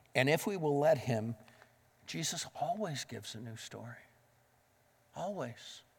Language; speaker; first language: English; native; English